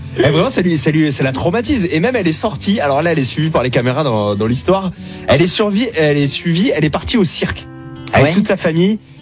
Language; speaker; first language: French; native; French